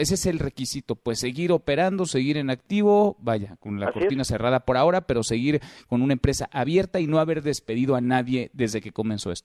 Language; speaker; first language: Spanish; native; Spanish